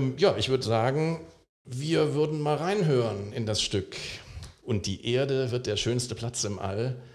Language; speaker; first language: German; native; German